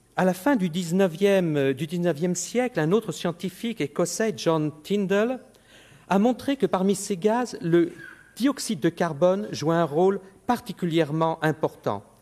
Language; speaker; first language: French; native; French